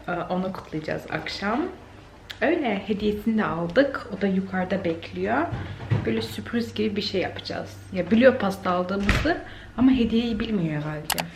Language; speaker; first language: Turkish; early bilingual, heritage; Turkish